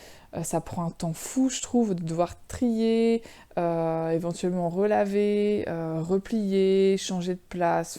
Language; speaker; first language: French; native; French